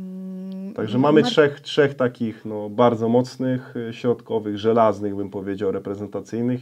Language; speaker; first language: Polish; native; Polish